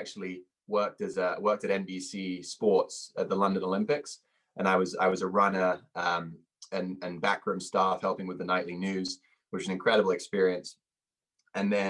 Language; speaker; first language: English; native; English